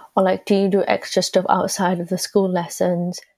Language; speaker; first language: English; native; English